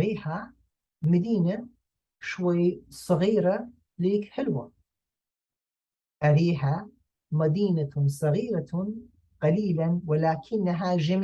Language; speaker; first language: Arabic; non-native, fluent; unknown